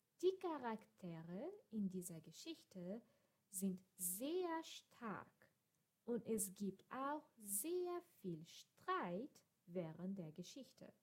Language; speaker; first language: German; non-native, fluent; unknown